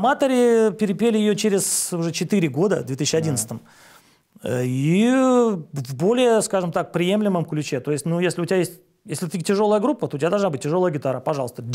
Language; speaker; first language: Russian; native; Russian